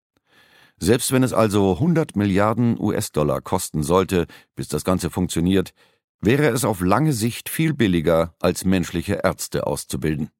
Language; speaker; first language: German; native; German